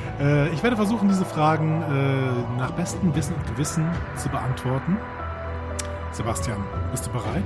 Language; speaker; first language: German; native; German